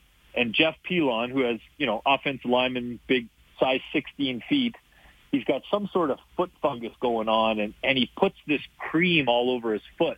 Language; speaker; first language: English; native; English